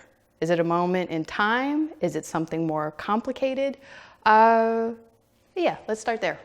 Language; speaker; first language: English; native; English